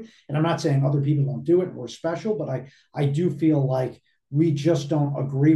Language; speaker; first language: English; native; English